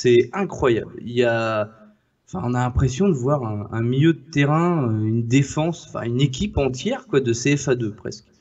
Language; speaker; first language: French; native; French